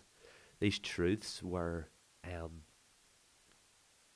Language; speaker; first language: English; native; English